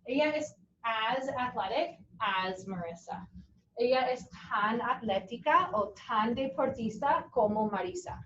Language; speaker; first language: Spanish; non-native, fluent; English